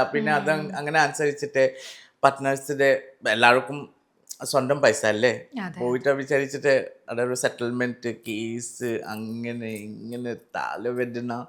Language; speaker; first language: Malayalam; non-native, learner; Assamese